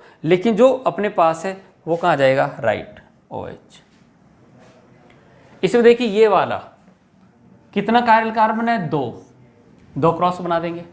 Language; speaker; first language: Hindi; native; Hindi